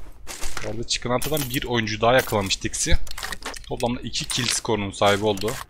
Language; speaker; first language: Turkish; native; Turkish